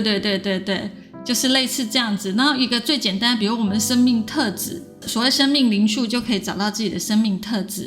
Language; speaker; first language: Chinese; native; Chinese